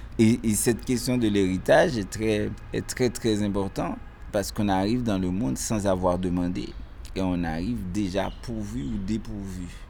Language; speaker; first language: French; non-native, local second language; Haitian Creole